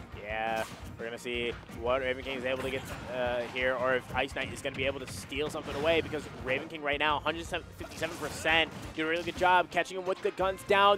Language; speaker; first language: English; native; English